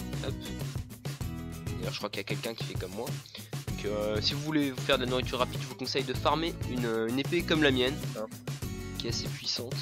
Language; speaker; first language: French; native; French